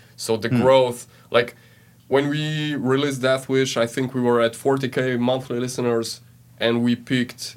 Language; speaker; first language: English; non-native, fluent; Slovenian